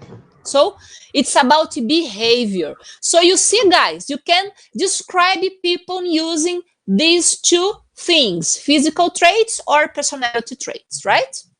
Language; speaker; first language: English; non-native, fluent; Portuguese